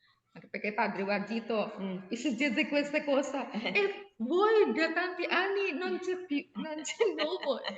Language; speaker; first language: Italian; non-native, learner; Indonesian